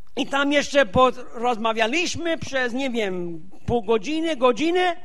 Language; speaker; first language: Polish; non-native, fluent; English